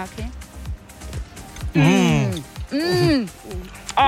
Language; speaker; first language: German; native; German